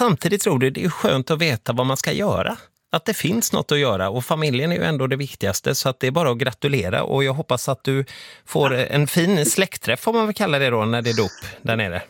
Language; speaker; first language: Swedish; native; Swedish